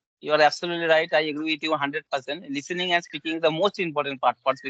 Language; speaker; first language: English; non-native, learner; Bangla